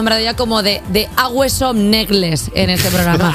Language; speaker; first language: Spanish; native; Spanish